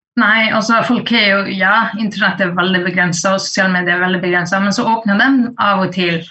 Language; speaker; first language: Norwegian; early bilingual, other home language; Kurdish